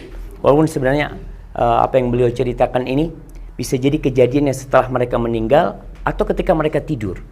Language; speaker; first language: Indonesian; native; Indonesian